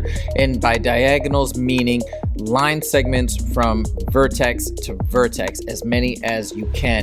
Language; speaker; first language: English; native; English